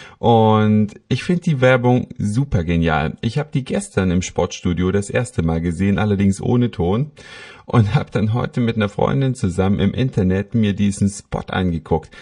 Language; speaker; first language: German; native; German